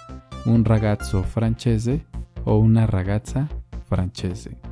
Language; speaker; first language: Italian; non-native, fluent; Spanish